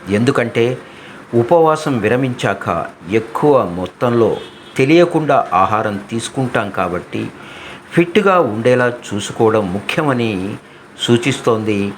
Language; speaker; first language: Telugu; native; Telugu